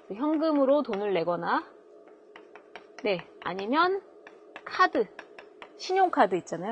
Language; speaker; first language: Korean; native; Korean